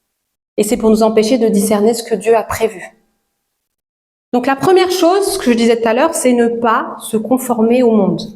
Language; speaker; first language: French; native; French